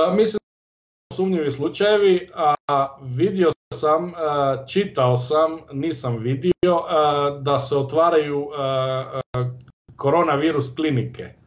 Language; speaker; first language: Croatian; native; Croatian